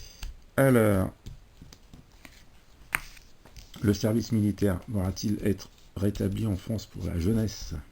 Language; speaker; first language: French; native; French